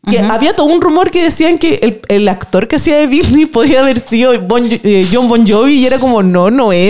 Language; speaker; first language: Spanish; native; Spanish